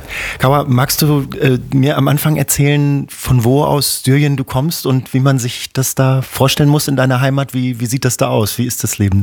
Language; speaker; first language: German; native; German